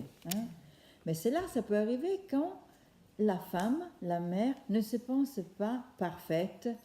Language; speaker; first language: French; non-native, fluent; Italian